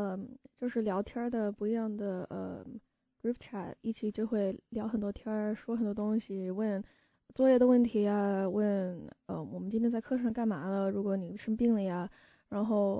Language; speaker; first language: Chinese; early bilingual, heritage; Chinese